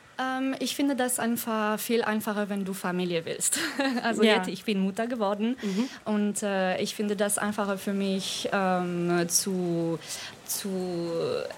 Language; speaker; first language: German; non-native, fluent; French